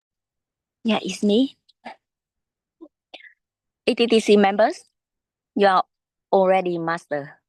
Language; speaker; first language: English; non-native, learner; Vietnamese